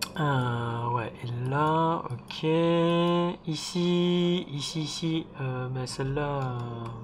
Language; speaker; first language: French; native; French